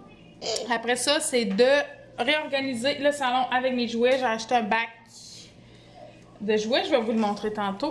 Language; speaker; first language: French; native; French